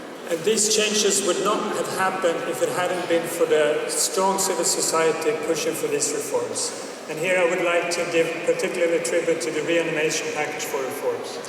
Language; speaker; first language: English; non-native, fluent; Swedish